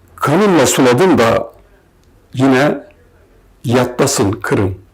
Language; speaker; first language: Turkish; native; Turkish